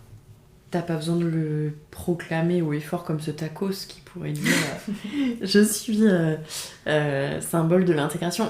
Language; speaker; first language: French; native; French